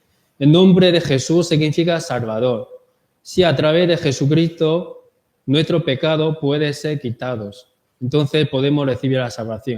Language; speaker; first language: Spanish; non-native, learner; Korean